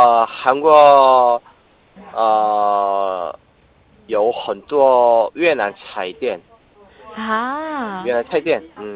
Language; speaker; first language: Chinese; non-native, learner; Korean